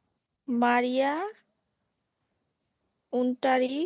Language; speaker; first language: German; non-native, learner; Bangla